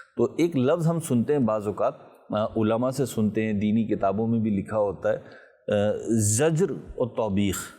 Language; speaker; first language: Urdu; native; Urdu